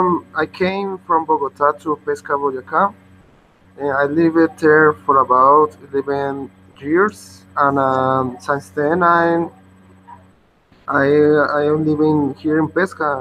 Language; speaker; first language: English; non-native, learner; Spanish